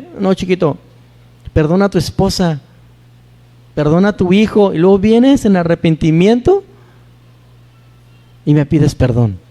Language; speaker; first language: Spanish; native; Spanish